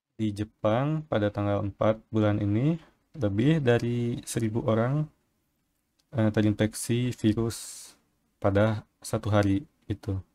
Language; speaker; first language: Indonesian; native; Indonesian